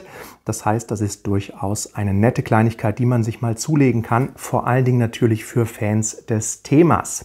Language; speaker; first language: German; native; German